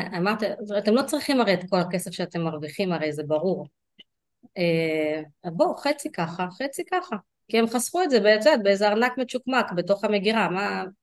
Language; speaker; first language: Hebrew; early bilingual, other home language; Russian